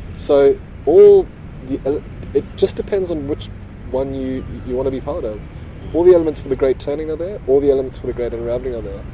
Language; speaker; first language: English; native; English